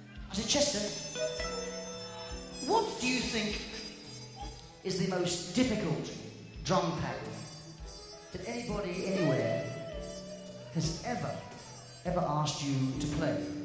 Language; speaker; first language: English; native; English